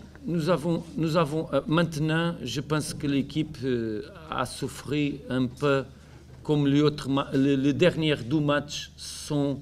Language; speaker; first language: French; non-native, learner; Portuguese